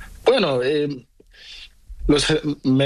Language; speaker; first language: Spanish; non-native, learner; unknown